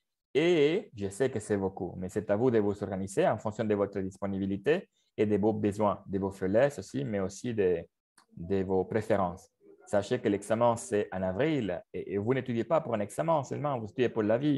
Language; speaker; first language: French; non-native, fluent; Spanish